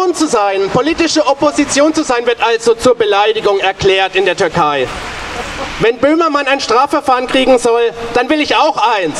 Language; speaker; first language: German; native; German